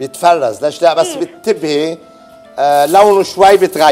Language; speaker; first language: Arabic; native; Arabic